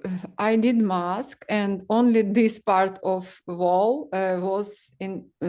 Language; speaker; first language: English; non-native, learner; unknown